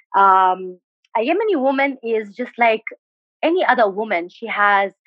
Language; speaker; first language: English; non-native, fluent; Arabic